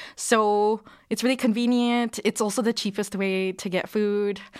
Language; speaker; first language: English; native; English